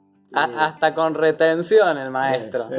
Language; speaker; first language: Spanish; native; Spanish